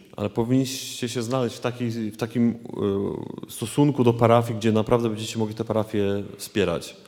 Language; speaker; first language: Polish; native; Polish